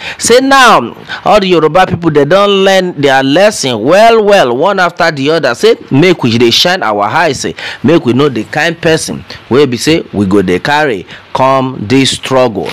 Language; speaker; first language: Nigerian Pidgin; non-native, local second language; Yoruba